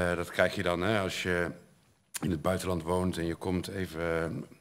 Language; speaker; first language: Dutch; native; Dutch